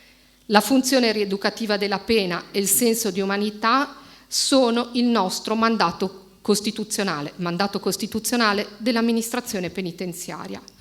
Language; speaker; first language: Italian; native; Italian